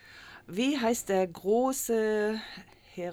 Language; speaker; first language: German; native; German